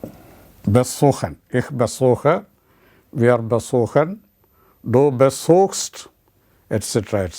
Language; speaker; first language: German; non-native, learner; Malayalam